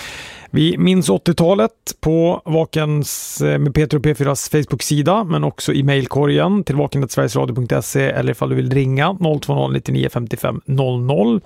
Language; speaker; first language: Swedish; native; Swedish